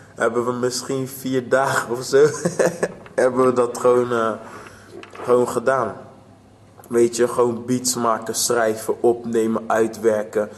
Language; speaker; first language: Dutch; native; Dutch